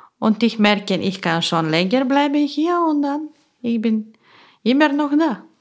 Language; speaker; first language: German; non-native, learner; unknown